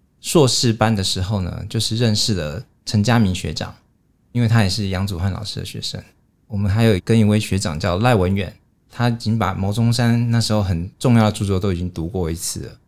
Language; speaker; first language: Chinese; native; Chinese